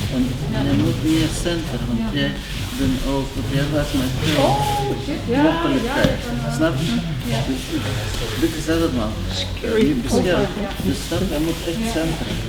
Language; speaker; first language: Dutch; non-native, learner; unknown